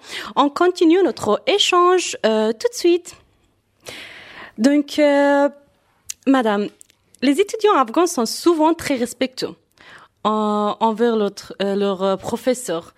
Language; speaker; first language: French; non-native, fluent; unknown